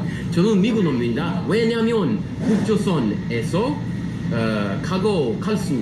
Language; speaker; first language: Korean; non-native, learner; English